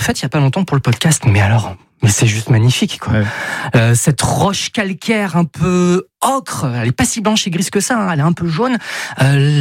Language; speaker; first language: French; native; French